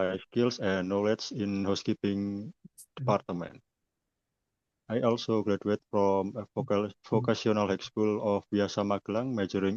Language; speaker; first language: English; non-native, learner; Indonesian